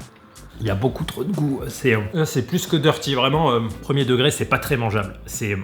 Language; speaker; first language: French; native; French